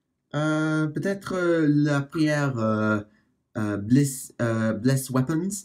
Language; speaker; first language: French; non-native, fluent; English